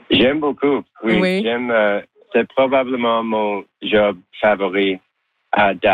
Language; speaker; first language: French; non-native, local second language; English